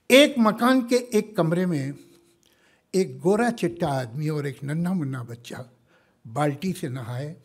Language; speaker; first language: Hindi; native; Hindi